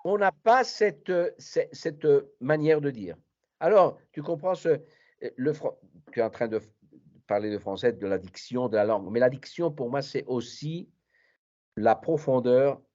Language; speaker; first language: French; non-native, fluent; Italian